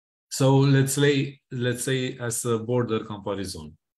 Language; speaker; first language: English; non-native, fluent; Romanian